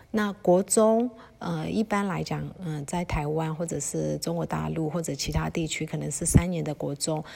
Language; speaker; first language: Chinese; early bilingual, heritage; Chinese